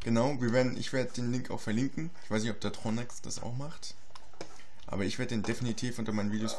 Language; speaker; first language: German; native; German